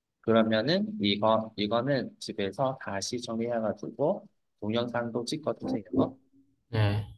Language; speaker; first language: Korean; non-native, fluent; Vietnamese